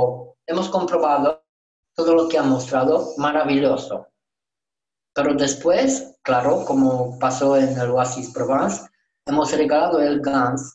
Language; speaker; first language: Spanish; non-native, learner; Romanian